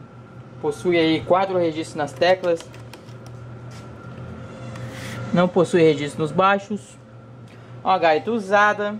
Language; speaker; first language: Portuguese; native; Portuguese